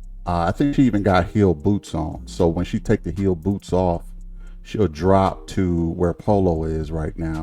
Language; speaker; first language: English; native; English